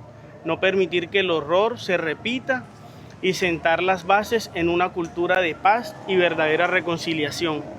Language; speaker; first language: Spanish; native; Spanish